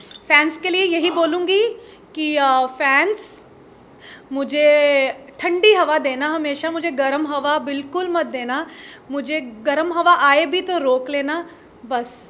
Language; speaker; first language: Hindi; non-native, local second language; Punjabi